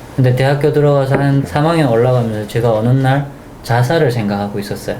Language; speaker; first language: Korean; native; Korean